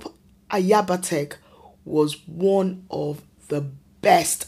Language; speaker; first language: English; non-native, local second language; Yoruba